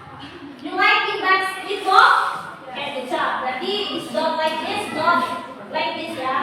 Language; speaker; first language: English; non-native, learner; Indonesian